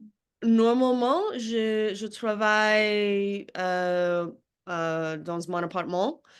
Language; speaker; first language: French; non-native, learner; English